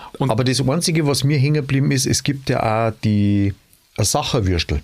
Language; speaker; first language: German; native; German